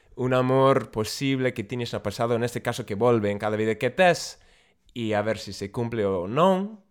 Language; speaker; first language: Galician; non-native, fluent; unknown